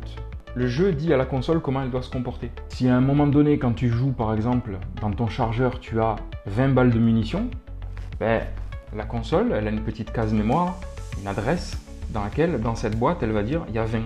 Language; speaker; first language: French; native; French